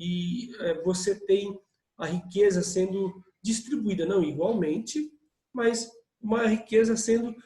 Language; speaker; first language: Portuguese; native; Portuguese